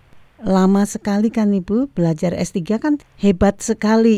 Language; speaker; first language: Indonesian; native; Indonesian